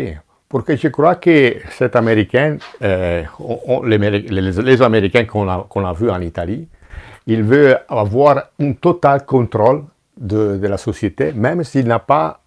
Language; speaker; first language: French; non-native, fluent; Italian